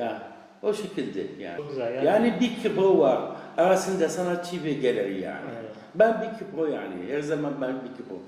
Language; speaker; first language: Turkish; non-native, learner; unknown